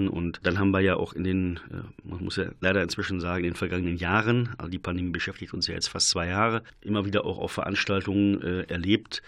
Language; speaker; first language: German; native; German